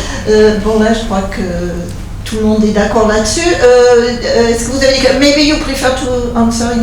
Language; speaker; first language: French; native; French